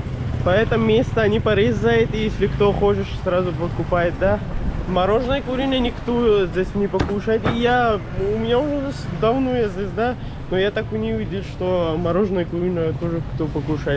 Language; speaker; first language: Russian; non-native, learner; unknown